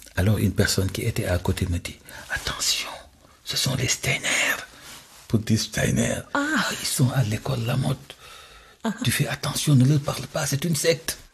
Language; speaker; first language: French; non-native, local second language; Wolof